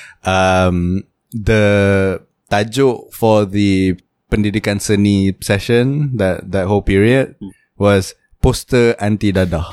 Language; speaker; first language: English; non-native, local second language; Malay